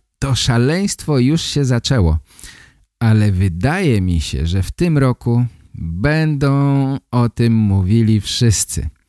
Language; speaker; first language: Polish; native; Polish